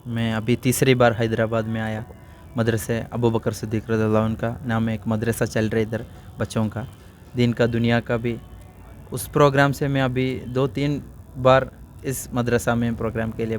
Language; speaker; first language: Hindi; non-native, local second language; Malayalam